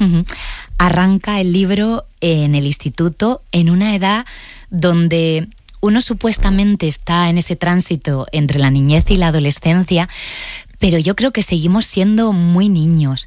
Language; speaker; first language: Spanish; native; Spanish